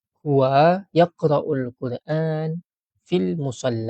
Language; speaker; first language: Arabic; non-native, fluent; Malay